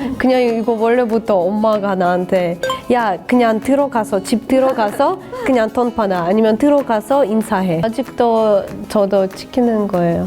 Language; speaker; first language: Korean; non-native, fluent; Russian